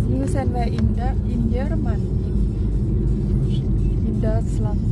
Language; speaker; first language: Dutch; non-native, learner; Thai